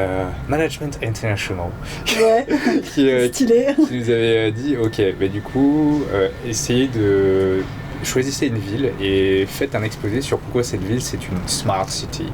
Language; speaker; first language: French; native; French